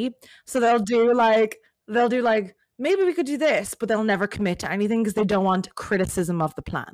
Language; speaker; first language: English; native; English